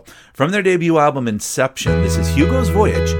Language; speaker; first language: English; native; English